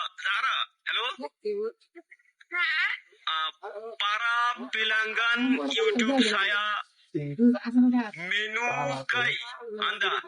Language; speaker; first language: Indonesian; non-native, learner; Bangla